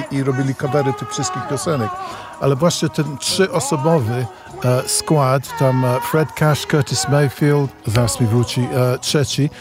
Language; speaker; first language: Polish; non-native, fluent; English